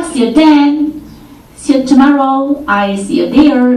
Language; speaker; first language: English; non-native, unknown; Korean